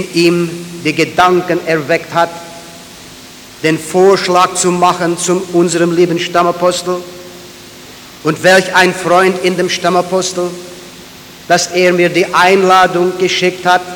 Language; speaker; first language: German; early bilingual, heritage; German